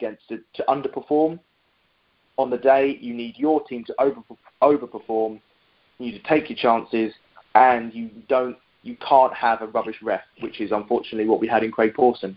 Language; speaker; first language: English; native; English